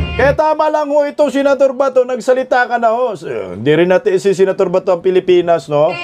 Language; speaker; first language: Filipino; non-native, local second language; Cebuano